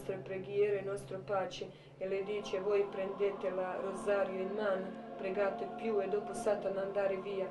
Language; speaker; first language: Italian; non-native, learner; Croatian